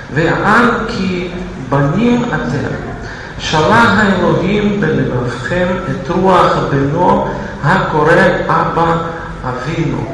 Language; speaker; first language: Hebrew; non-native, fluent; Russian